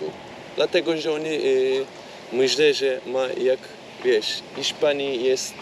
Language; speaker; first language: Polish; non-native, learner; Turkish